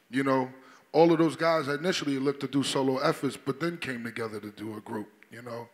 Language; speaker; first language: English; native; English